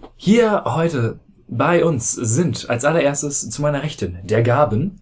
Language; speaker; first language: German; native; German